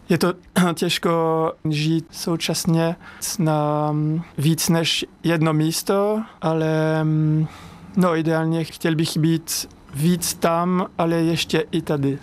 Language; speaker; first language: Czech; non-native, learner; French